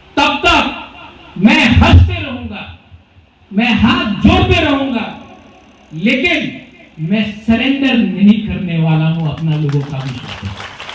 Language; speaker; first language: Hindi; non-native, local second language; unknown